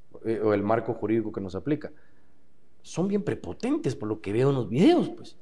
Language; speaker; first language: Spanish; native; Spanish